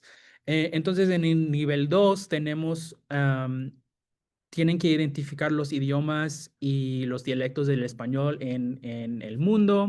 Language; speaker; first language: Spanish; non-native, fluent; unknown